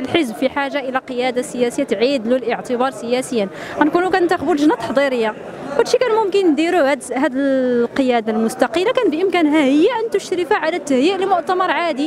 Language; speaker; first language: Arabic; native; Arabic